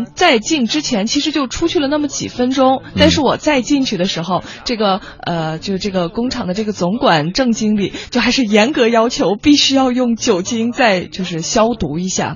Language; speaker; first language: Chinese; native; Chinese